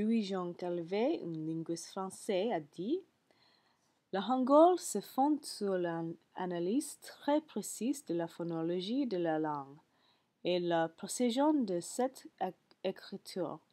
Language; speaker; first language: French; non-native, learner; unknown